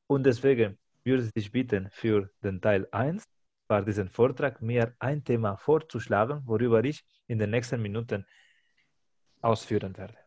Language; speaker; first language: German; non-native, fluent; Spanish